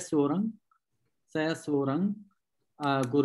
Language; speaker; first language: Indonesian; non-native, learner; Turkish